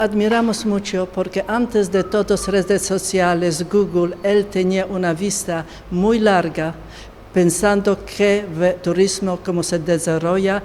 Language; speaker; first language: Spanish; non-native, learner; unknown